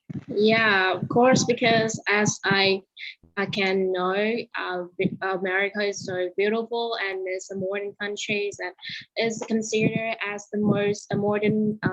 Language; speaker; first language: English; non-native, learner; Vietnamese